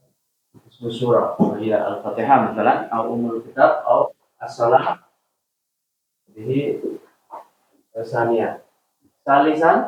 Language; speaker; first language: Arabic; non-native, fluent; Indonesian